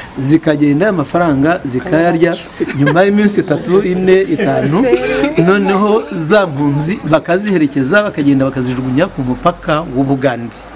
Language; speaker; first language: Kinyarwanda; native; Kinyarwanda